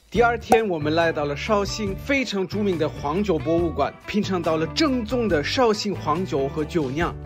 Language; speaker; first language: Chinese; non-native, fluent; German